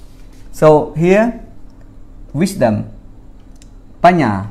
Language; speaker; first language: English; non-native, fluent; Khmer